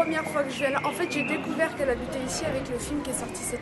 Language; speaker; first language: French; native; French